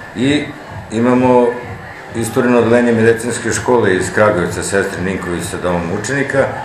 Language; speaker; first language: Serbian; native; Serbian